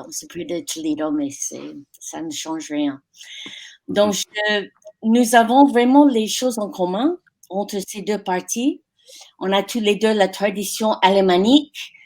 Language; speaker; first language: French; non-native, fluent; English